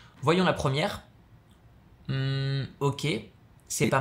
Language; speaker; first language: French; native; French